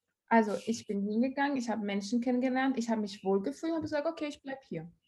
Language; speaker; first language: German; non-native, learner; Portuguese